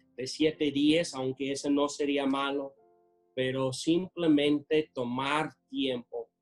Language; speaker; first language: Spanish; non-native, fluent; English